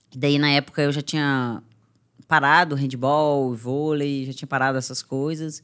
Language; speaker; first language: Portuguese; native; Portuguese